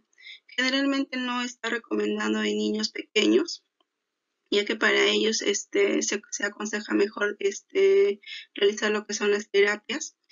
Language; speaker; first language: Spanish; native; Spanish